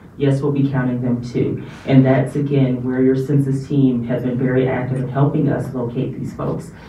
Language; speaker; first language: English; native; English